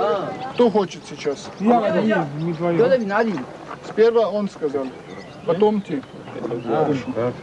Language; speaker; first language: Russian; non-native, learner; French